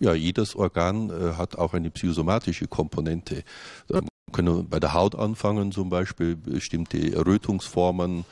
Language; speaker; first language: German; native; German